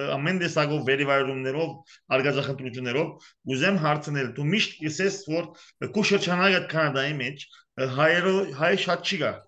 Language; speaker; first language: Armenian; early bilingual, heritage; Armenian